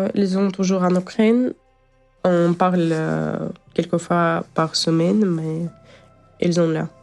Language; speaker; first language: French; non-native, learner; Ukrainian